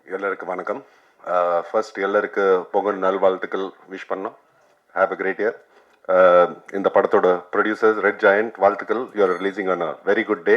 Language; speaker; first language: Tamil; non-native, local second language; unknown